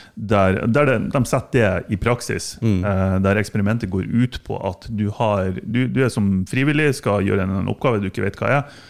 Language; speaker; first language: Norwegian; non-native, fluent; German